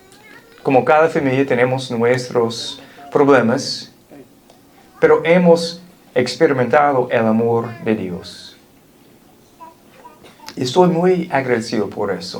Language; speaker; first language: Spanish; non-native, fluent; English